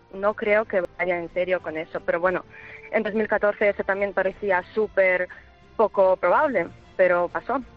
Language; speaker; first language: Spanish; non-native, fluent; Ukrainian